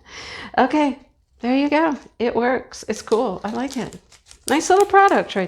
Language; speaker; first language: English; native; English